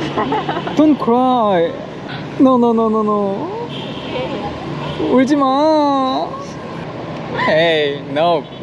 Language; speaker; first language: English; non-native, learner; Korean